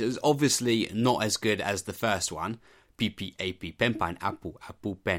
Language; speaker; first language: English; native; English